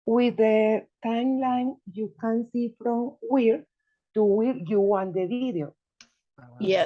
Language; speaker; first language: English; non-native, learner; Spanish